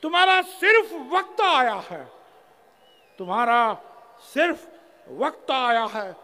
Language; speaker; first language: Hindi; non-native, local second language; Marathi